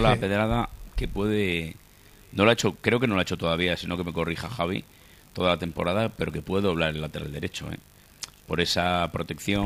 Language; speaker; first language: Spanish; native; Spanish